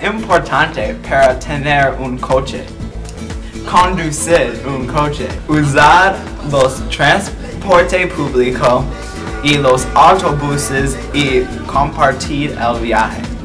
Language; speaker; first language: Spanish; non-native, learner; English